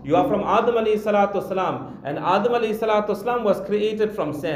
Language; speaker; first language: English; non-native, local second language; Urdu